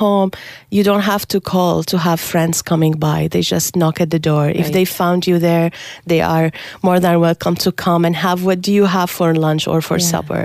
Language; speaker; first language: English; non-native, fluent; Arabic